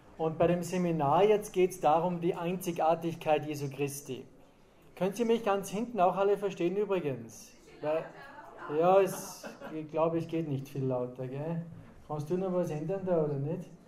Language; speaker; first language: German; native; German